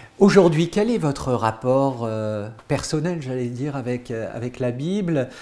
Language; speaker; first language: French; native; French